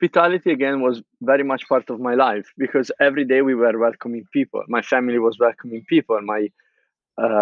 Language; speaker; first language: English; non-native, fluent; Italian